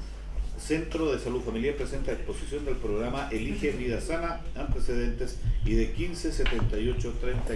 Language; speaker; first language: Spanish; native; Spanish